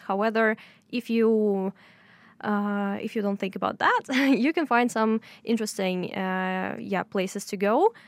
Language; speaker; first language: English; non-native, fluent; Russian